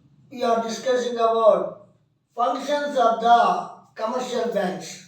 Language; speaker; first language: English; non-native, local second language; Telugu